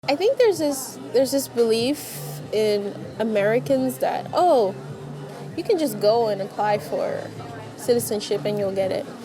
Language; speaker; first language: English; early bilingual, other home language; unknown